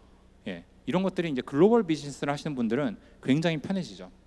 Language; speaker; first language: Korean; native; Korean